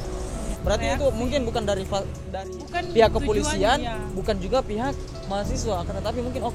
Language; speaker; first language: Indonesian; native; Indonesian